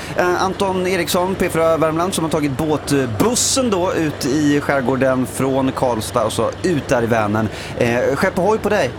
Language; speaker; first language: Swedish; native; Swedish